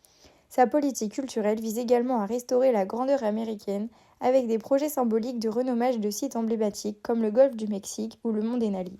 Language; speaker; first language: French; native; French